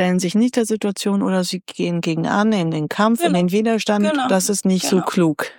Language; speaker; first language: German; native; German